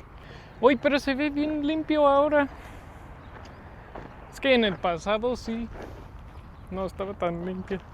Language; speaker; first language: Spanish; non-native, fluent; English